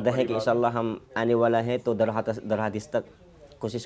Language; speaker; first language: Hindi; non-native, fluent; Khmer